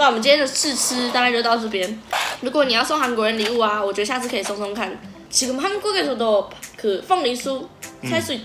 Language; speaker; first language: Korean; non-native, learner; Chinese